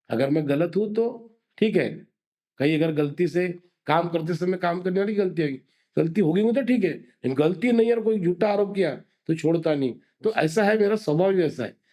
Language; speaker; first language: Hindi; non-native, local second language; Marathi